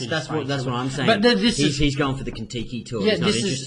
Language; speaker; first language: English; native; English